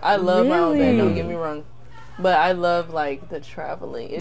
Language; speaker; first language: English; native; English